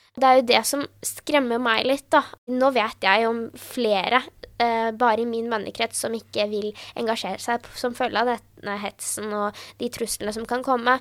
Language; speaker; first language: Norwegian; early bilingual, other home language; Urdu